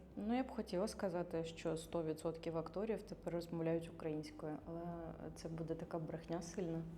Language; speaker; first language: Ukrainian; non-native, local second language; Russian